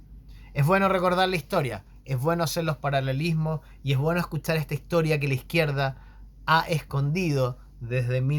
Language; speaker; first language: Spanish; native; Spanish